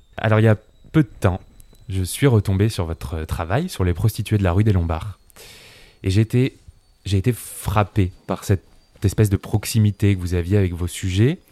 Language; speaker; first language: French; native; French